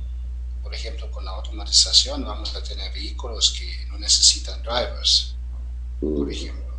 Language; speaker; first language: Spanish; non-native, fluent; German